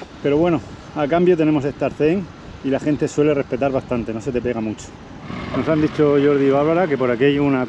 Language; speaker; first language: Spanish; native; Spanish